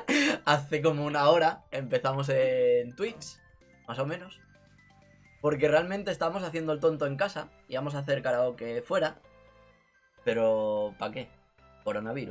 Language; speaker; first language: Spanish; native; Spanish